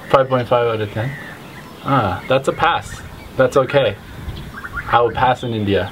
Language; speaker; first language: English; native; English